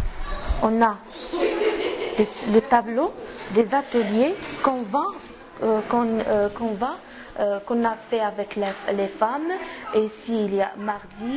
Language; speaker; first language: French; non-native, learner; Arabic